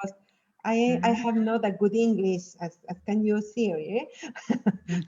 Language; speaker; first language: English; non-native, learner; Spanish